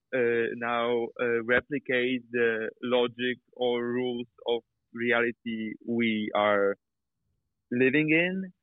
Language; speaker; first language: English; non-native, fluent; Polish